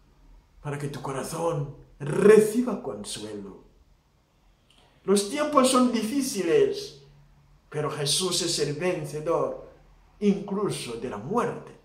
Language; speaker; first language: Spanish; non-native, fluent; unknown